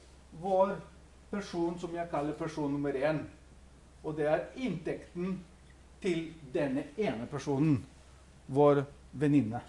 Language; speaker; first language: Norwegian; non-native, fluent; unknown